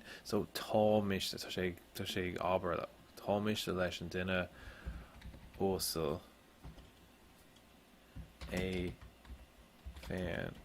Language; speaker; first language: Irish; non-native, local second language; English